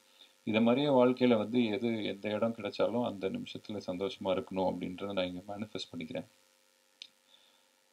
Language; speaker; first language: Tamil; native; Tamil